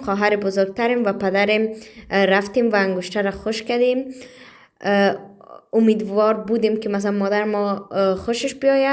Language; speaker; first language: Persian; early bilingual, heritage; Persian